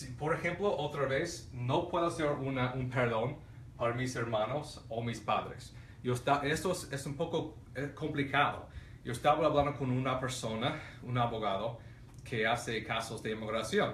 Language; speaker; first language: Spanish; non-native, fluent; English